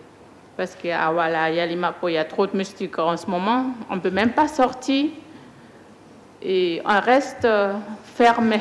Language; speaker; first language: French; non-native, learner; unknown